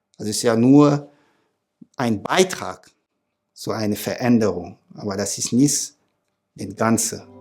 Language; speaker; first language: German; non-native, fluent; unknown